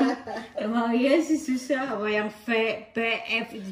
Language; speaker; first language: Indonesian; native; Indonesian